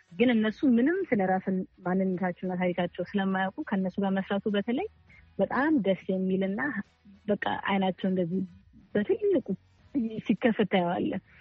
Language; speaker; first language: Amharic; native; Amharic